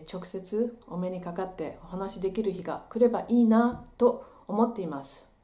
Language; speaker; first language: Japanese; native; Japanese